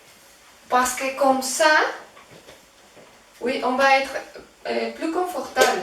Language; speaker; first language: French; non-native, fluent; Spanish